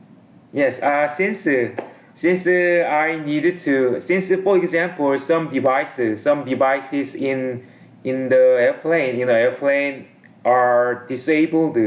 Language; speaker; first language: English; non-native, learner; Korean